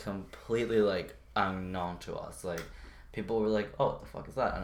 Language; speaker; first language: English; non-native, fluent; Spanish